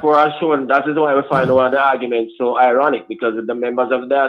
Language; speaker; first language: English; native; English